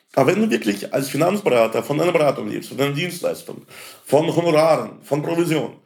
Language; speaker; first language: German; native; German